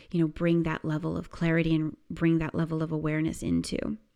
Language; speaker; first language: English; native; English